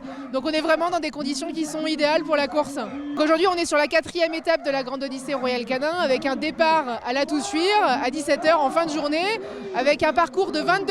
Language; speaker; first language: French; native; French